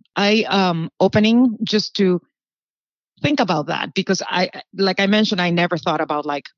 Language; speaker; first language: English; early bilingual, other home language; Spanish